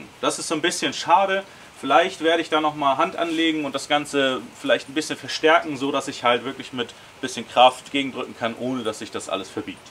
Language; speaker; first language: German; native; German